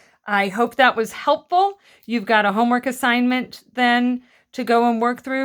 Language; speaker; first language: English; native; English